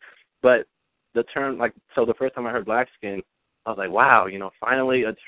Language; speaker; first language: English; early bilingual, other home language; Spanish